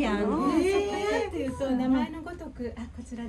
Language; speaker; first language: Japanese; native; Japanese